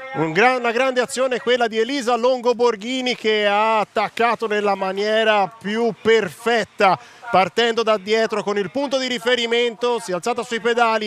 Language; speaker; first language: Italian; native; Italian